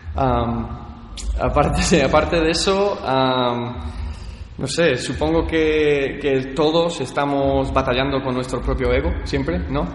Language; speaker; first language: Spanish; early bilingual, heritage; Spanish